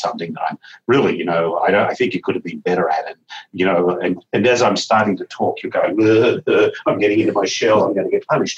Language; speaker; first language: English; native; English